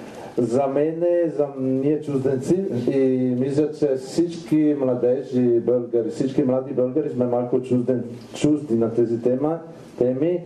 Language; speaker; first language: Bulgarian; non-native, fluent; Italian